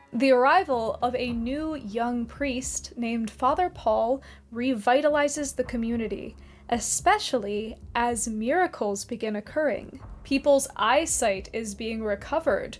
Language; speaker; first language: English; native; English